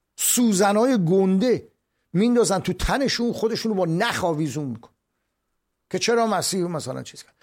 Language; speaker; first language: Persian; native; Persian